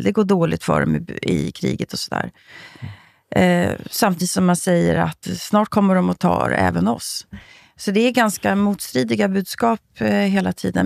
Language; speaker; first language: Swedish; native; Swedish